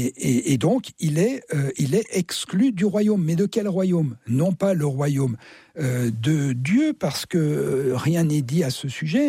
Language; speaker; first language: French; native; French